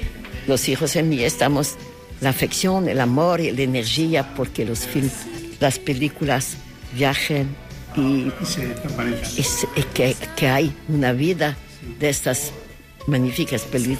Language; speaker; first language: Spanish; non-native, learner; French